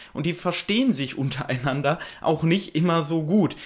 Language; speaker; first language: German; native; German